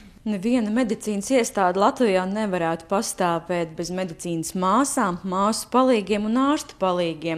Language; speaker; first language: Latvian; native; Latvian